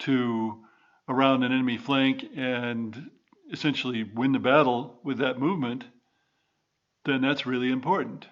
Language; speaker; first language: English; native; English